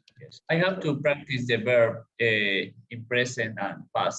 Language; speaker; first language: English; non-native, learner; Spanish